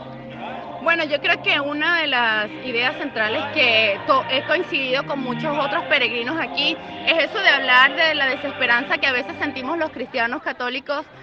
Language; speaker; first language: Spanish; native; Spanish